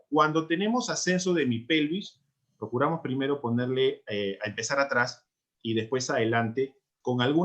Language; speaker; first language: Spanish; native; Spanish